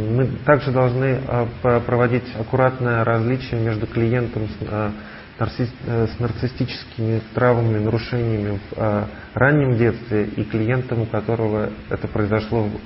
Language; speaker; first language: Russian; native; Russian